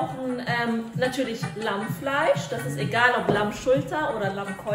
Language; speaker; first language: German; early bilingual, other home language; Persian